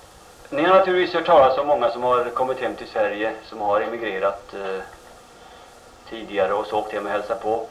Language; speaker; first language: Swedish; native; Swedish